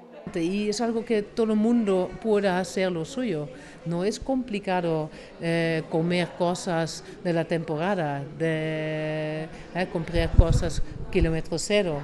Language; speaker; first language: Spanish; non-native, fluent; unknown